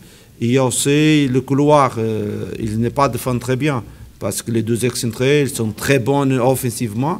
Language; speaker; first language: French; non-native, learner; Portuguese